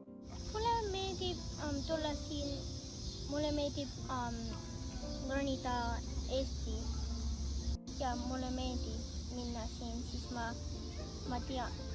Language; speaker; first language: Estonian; early bilingual, heritage; English